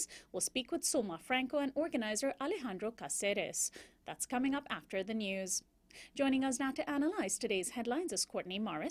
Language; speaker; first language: English; native; English